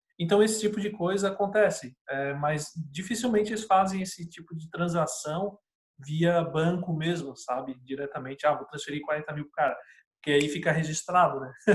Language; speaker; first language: Portuguese; native; Portuguese